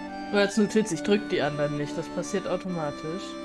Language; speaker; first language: German; native; German